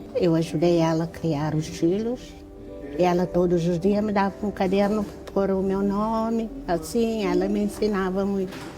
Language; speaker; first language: Portuguese; non-native, local second language; Kabuverdianu